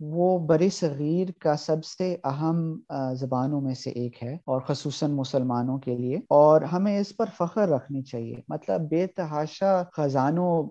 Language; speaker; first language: Urdu; early bilingual, heritage; Urdu